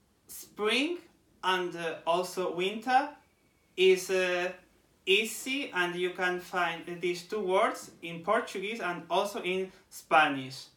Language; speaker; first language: English; non-native, fluent; Portuguese